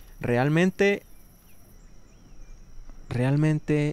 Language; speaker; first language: Spanish; non-native, learner; English